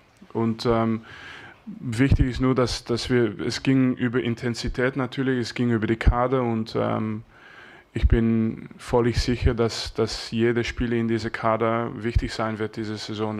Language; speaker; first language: German; non-native, fluent; French